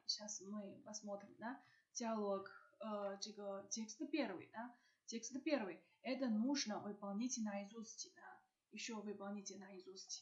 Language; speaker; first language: Russian; non-native, learner; Chinese